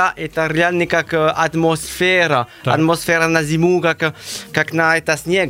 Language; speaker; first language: Russian; non-native, learner; French